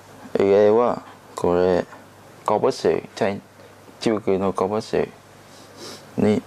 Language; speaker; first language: Japanese; non-native, learner; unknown